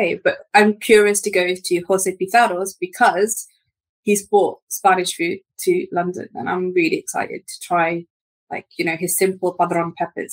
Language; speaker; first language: English; native; English